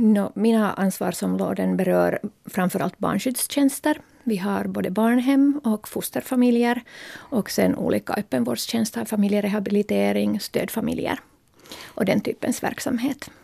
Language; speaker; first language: Swedish; native; Swedish